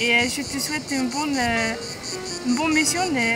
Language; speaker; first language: French; non-native, learner; Icelandic